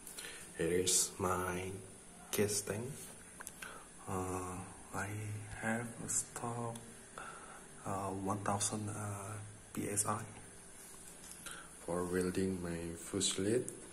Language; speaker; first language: English; non-native, learner; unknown